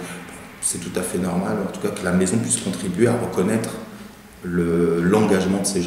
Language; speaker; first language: French; native; French